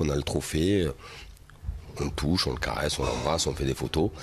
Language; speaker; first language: French; native; French